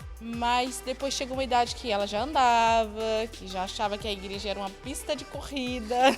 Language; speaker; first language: Portuguese; native; Portuguese